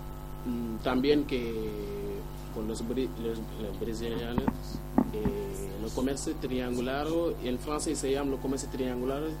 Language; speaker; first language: Spanish; non-native, learner; Wolof